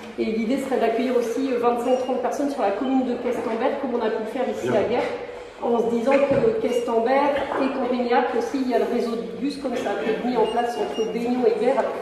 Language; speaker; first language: French; native; French